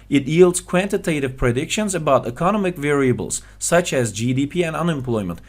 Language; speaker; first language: English; non-native, fluent; Turkish